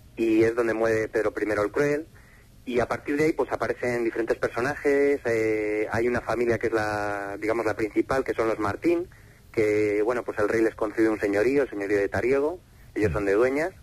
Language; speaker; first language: Spanish; native; Spanish